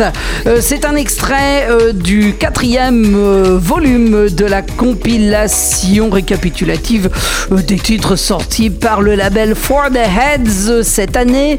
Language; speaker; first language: French; native; French